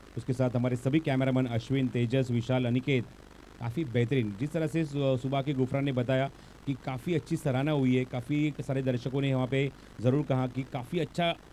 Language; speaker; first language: Hindi; non-native, local second language; Marathi